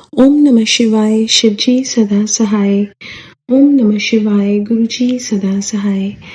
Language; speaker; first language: Hindi; native; Hindi